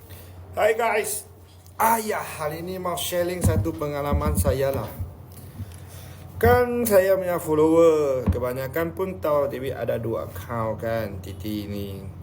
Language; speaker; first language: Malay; non-native, local second language; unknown